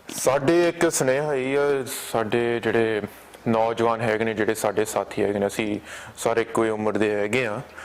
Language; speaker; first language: Punjabi; early bilingual, heritage; Punjabi